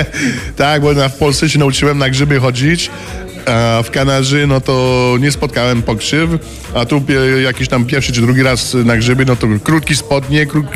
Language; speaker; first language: Polish; non-native, fluent; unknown